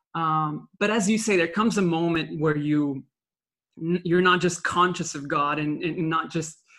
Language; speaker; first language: English; non-native, fluent; French